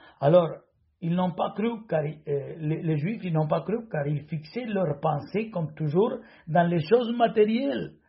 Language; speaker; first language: French; non-native, fluent; Spanish